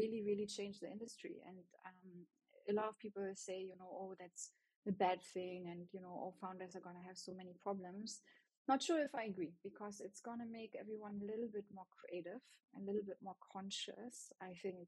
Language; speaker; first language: English; non-native, fluent; German